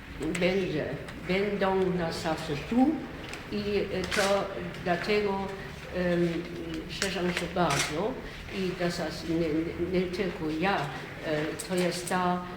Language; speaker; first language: Polish; non-native, learner; German